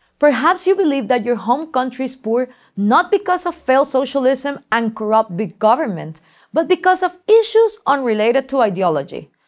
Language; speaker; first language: English; non-native, fluent; Spanish